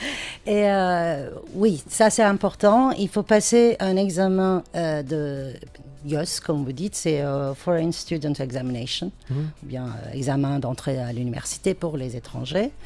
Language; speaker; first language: French; non-native, fluent; Turkish